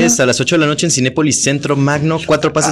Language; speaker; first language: Spanish; native; Spanish